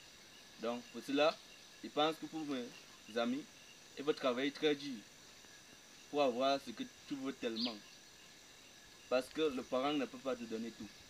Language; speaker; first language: French; non-native, local second language; English